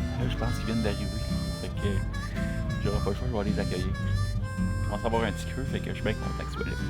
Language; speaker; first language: French; native; French